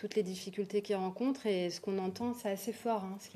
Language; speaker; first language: French; native; French